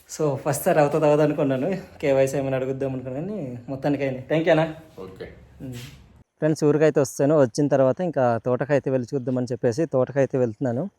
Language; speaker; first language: Telugu; non-native, local second language; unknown